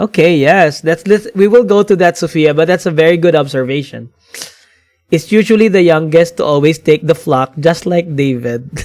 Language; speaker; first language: English; non-native, local second language; Filipino